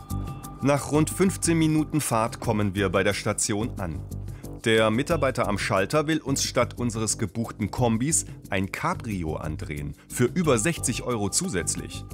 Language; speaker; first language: German; native; German